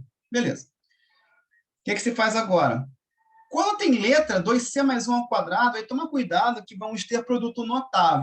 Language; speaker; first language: Portuguese; native; Portuguese